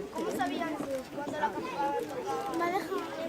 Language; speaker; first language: Spanish; non-native, learner; Arabic